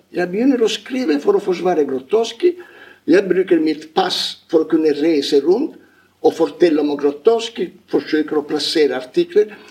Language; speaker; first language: Norwegian; non-native, fluent; Italian